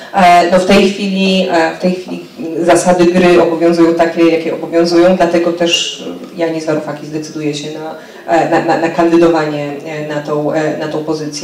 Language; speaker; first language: Polish; native; Polish